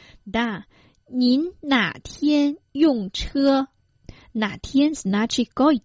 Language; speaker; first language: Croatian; non-native, fluent; Chinese